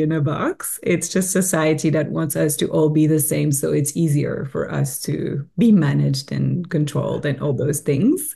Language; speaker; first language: English; non-native, fluent; French